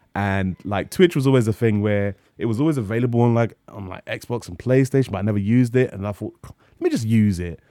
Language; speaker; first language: English; native; English